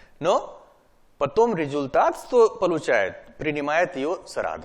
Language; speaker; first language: Russian; non-native, learner; Hindi